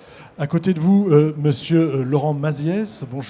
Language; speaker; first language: French; native; French